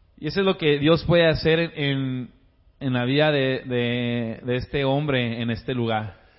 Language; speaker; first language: Spanish; native; Spanish